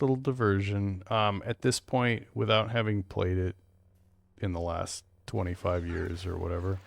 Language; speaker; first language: English; native; English